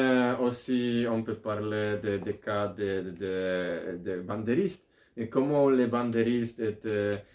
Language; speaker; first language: French; non-native, learner; Polish